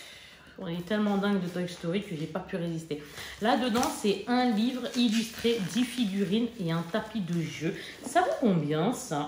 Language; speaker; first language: French; native; French